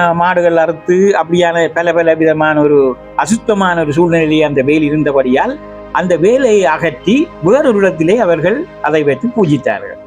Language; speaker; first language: Tamil; native; Tamil